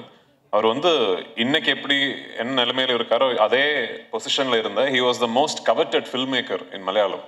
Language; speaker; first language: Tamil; non-native, learner; Malayalam